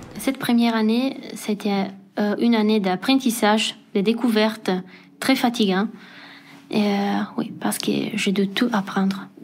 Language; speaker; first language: French; non-native, fluent; Italian